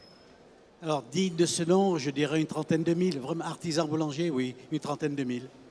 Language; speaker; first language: French; native; French